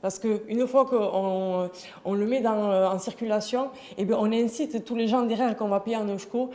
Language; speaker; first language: French; native; French